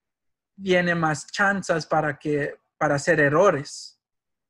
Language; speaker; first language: Spanish; early bilingual, heritage; Spanish